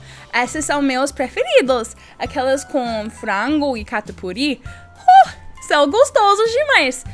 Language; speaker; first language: Portuguese; non-native, learner; English